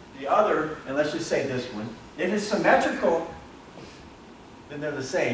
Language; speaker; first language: English; native; English